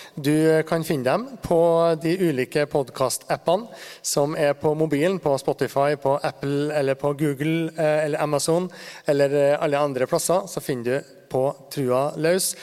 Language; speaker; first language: Norwegian; native; Norwegian